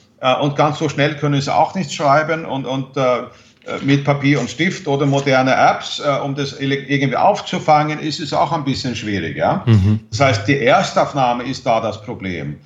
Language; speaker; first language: German; non-native, fluent; Swedish